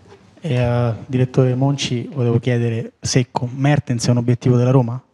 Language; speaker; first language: Italian; native; Italian